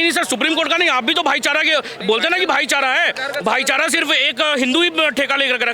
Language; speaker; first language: Hindi; native; Hindi